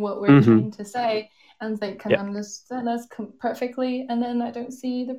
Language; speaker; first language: English; non-native, fluent; Chinese